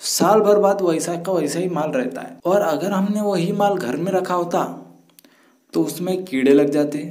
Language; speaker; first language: Hindi; non-native, local second language; Marathi